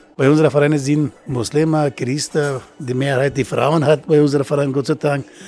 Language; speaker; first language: German; non-native, learner; Persian